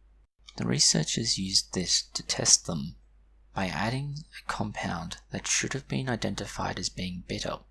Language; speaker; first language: English; native; English